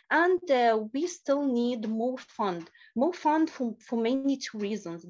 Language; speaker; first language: English; non-native, learner; Arabic